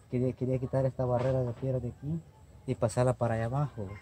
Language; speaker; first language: Spanish; native; Spanish